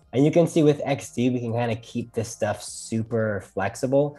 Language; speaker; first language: English; native; English